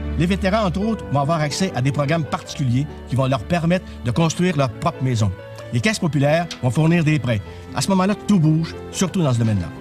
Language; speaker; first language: French; native; French